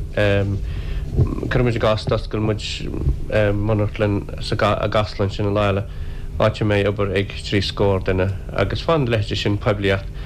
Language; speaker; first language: Irish; native; Irish